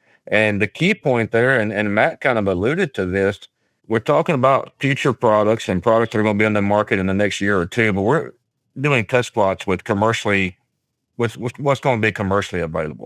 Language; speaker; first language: English; native; English